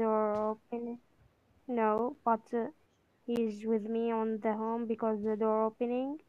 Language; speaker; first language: English; non-native, learner; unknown